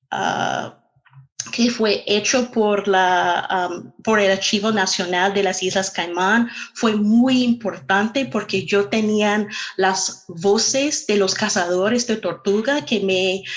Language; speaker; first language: Spanish; non-native, fluent; English